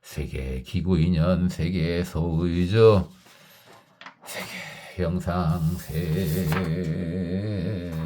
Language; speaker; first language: Korean; native; Korean